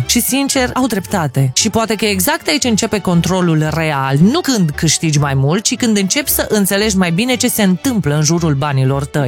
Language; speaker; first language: Romanian; native; Romanian